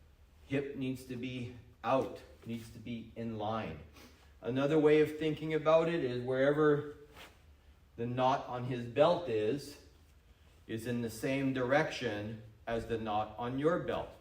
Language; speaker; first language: English; native; English